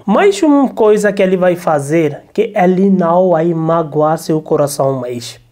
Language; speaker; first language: Portuguese; non-native, learner; Hindi